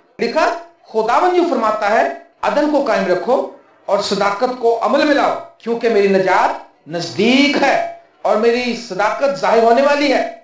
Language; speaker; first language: Urdu; non-native, local second language; Punjabi